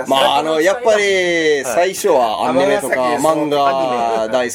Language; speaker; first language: Japanese; non-native, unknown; Swedish